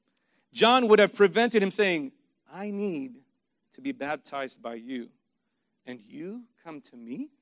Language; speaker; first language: English; native; English